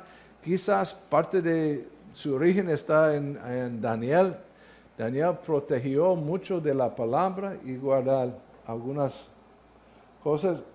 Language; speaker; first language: Spanish; non-native, learner; English